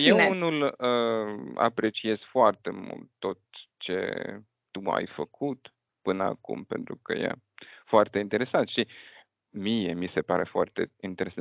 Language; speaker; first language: Romanian; non-native, fluent; Russian